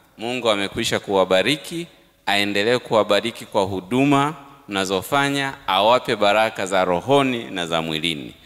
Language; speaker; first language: Swahili; native; Swahili